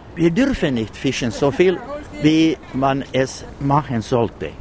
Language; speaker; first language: German; non-native, fluent; Swedish